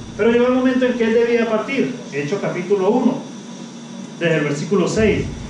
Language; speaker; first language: Spanish; native; Spanish